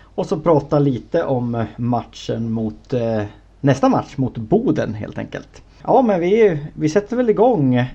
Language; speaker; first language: Swedish; native; Swedish